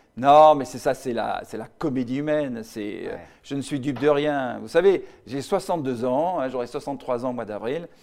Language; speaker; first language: French; native; French